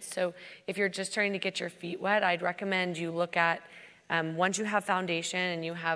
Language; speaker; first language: English; native; English